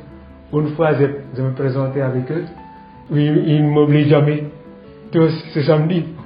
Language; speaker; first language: French; non-native, fluent; Indonesian